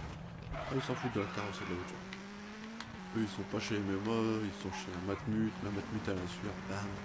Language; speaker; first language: French; native; French